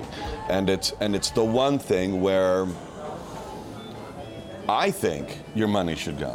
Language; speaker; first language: English; non-native, fluent; Spanish